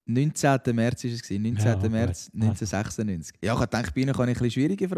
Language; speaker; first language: German; native; German